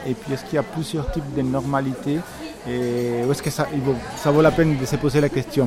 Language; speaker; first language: French; native; French